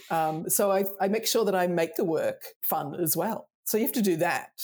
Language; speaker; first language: English; native; English